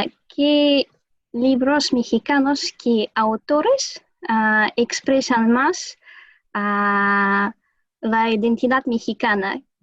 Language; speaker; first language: Spanish; non-native, fluent; Russian